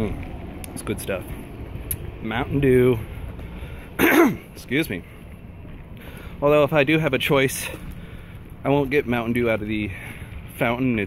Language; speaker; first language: English; native; English